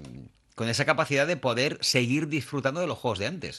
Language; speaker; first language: Spanish; native; Spanish